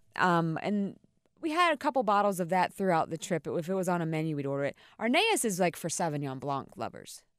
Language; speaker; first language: English; native; English